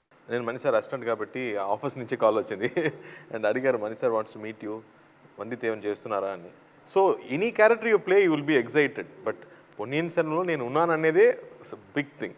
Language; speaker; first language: Telugu; non-native, local second language; Tamil